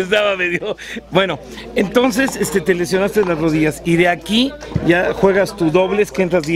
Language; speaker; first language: Spanish; native; Spanish